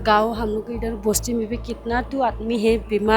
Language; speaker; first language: Hindi; non-native, local second language; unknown